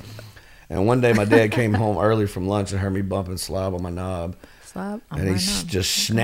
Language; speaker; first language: English; native; English